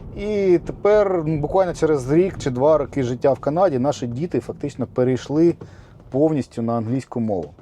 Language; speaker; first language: Ukrainian; native; Ukrainian